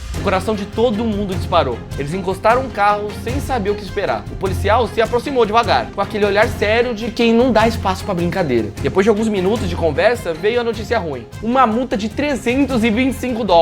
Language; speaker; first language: Portuguese; native; Portuguese